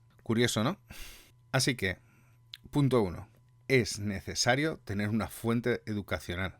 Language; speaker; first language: Spanish; native; Spanish